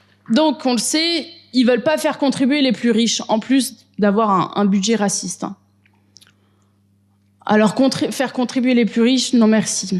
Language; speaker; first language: French; native; French